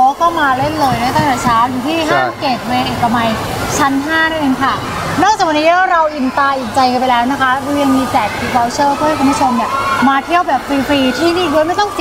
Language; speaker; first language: Thai; native; Thai